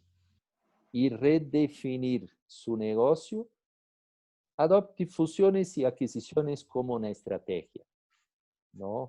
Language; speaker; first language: Spanish; non-native, fluent; Portuguese